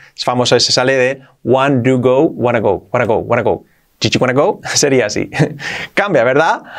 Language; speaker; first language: Spanish; native; Spanish